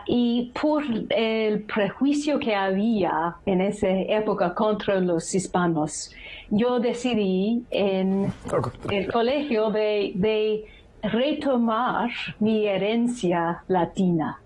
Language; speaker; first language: Spanish; non-native, fluent; English